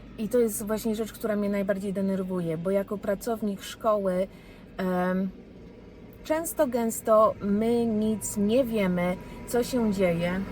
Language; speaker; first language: Polish; early bilingual, heritage; Polish